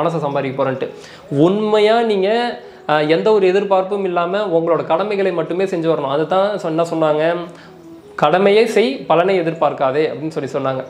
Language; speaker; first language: Tamil; native; Tamil